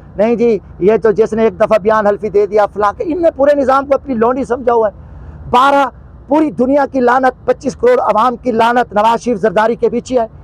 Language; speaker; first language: Urdu; non-native, local second language; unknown